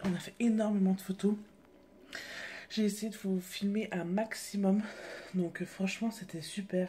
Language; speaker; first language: French; native; French